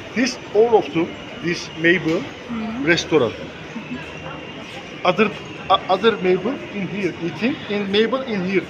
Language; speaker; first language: English; non-native, learner; Turkish